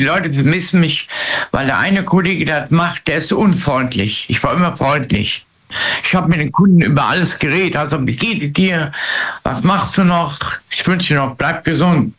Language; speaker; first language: German; native; German